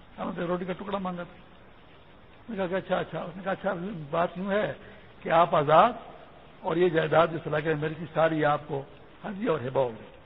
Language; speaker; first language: Urdu; non-native, local second language; Pashto